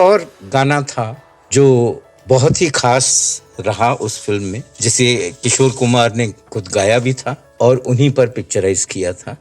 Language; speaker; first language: Hindi; native; Hindi